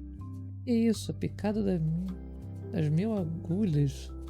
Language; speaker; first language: Portuguese; native; Portuguese